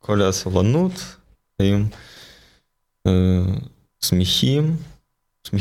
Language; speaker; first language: Hebrew; non-native, learner; Russian